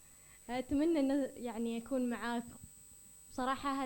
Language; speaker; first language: Arabic; native; Arabic